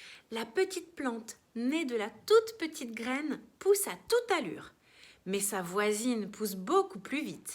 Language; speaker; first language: French; native; French